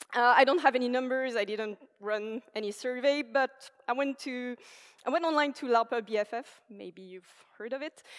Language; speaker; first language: English; non-native, fluent; French